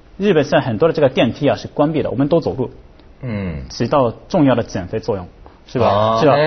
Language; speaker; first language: Chinese; non-native, fluent; Japanese